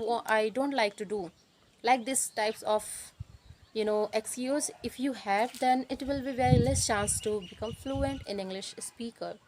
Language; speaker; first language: English; non-native, learner; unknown